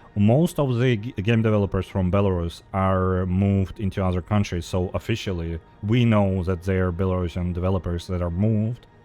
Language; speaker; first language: English; non-native, fluent; Belarusian